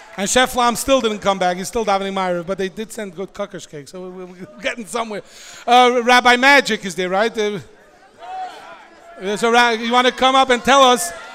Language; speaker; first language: English; native; English